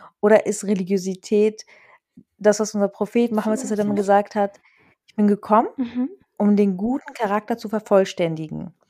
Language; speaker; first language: German; early bilingual, other home language; Arabic